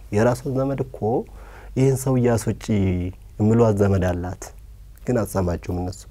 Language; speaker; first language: Amharic; early bilingual, other home language; Oromo